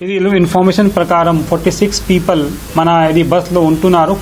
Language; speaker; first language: Telugu; non-native, local second language; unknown